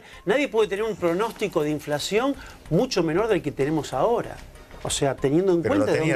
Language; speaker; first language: Spanish; native; Spanish